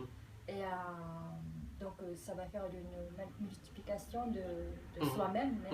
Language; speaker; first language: French; non-native, fluent; Japanese